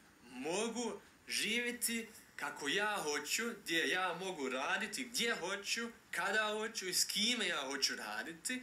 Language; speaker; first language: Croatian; early bilingual, heritage; Croatian